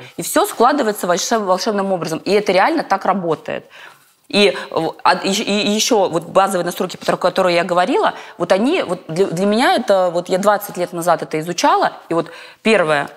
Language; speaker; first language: Russian; native; Russian